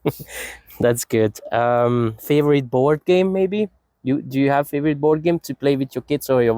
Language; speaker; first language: English; non-native, fluent; Hungarian